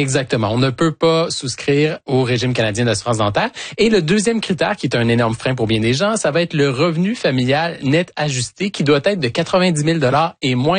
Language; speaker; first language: French; native; French